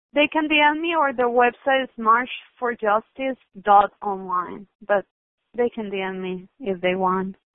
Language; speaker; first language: English; non-native, fluent; Spanish